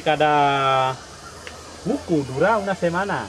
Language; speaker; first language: Spanish; non-native, learner; Balinese